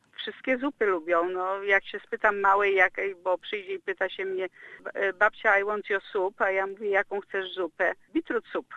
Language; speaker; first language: Polish; native; Polish